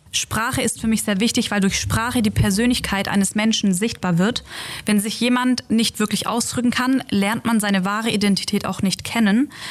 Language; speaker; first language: German; native; German